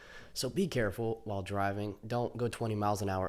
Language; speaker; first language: English; native; English